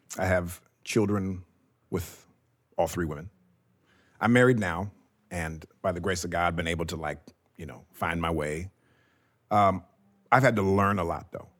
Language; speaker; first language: English; native; English